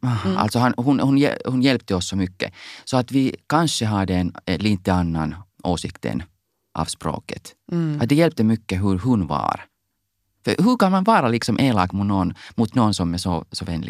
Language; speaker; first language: Swedish; non-native, local second language; Finnish